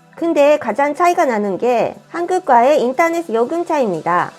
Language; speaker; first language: Korean; non-native, fluent; Japanese